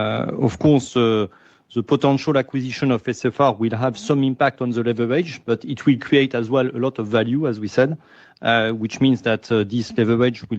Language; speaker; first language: English; non-native, fluent; French